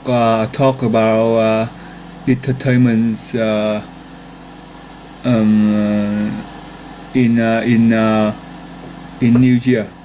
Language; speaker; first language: English; non-native, learner; Vietnamese